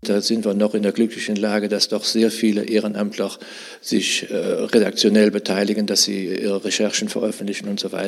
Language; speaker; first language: German; native; German